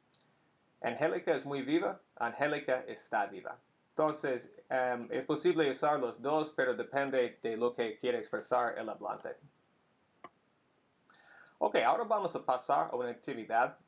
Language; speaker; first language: Spanish; non-native, fluent; English